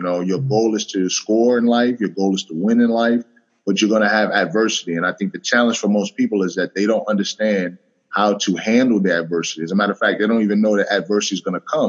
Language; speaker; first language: English; native; English